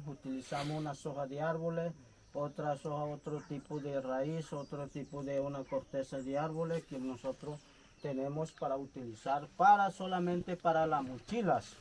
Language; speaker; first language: Spanish; non-native, local second language; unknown